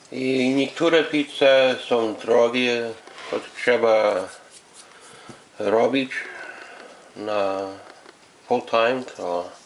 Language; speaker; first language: Polish; early bilingual, heritage; English